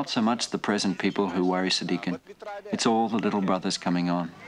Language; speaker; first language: English; native; English